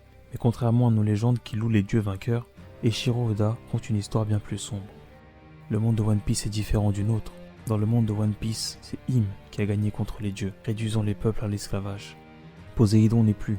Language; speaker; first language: French; native; French